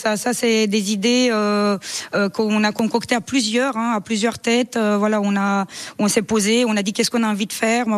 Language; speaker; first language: French; non-native, fluent; Romanian